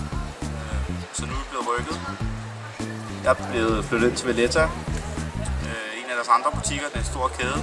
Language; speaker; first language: Danish; native; Danish